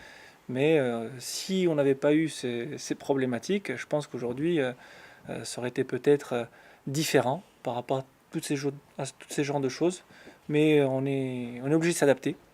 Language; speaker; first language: French; native; French